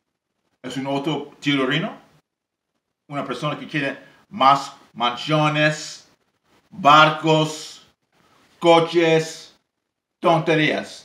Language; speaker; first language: Spanish; non-native, learner; English